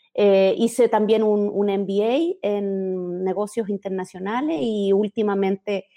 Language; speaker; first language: Spanish; native; Spanish